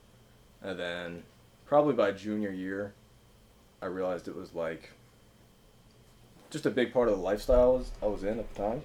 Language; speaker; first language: English; native; English